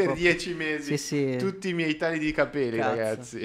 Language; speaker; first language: Italian; native; Italian